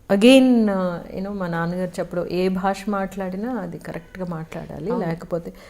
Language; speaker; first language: Telugu; native; Telugu